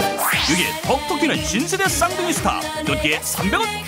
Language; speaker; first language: Korean; native; Korean